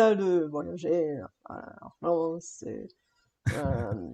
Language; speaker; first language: French; non-native, fluent; Bulgarian